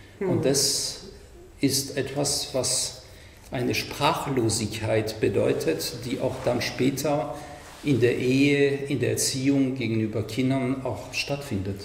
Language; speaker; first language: German; non-native, fluent; French